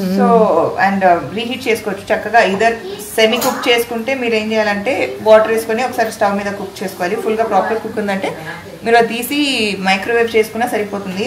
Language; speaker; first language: Telugu; non-native, local second language; Urdu